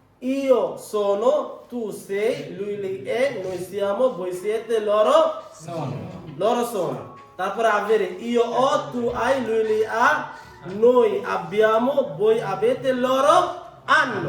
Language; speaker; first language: Italian; non-native, fluent; Bangla